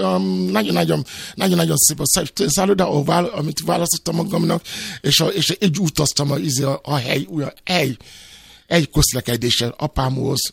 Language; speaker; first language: Hungarian; non-native, fluent; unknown